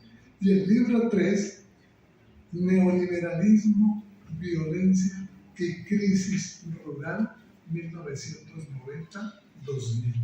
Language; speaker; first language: Spanish; native; Spanish